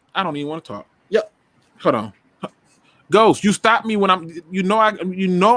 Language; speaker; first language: English; native; English